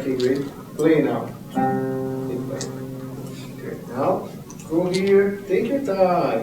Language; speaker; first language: English; non-native, fluent; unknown